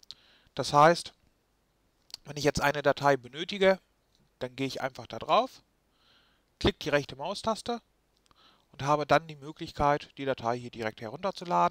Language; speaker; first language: German; native; German